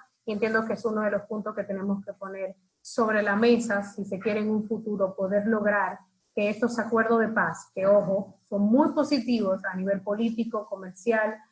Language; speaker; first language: Spanish; native; Spanish